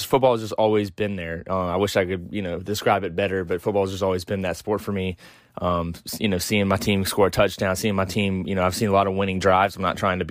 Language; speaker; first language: English; native; English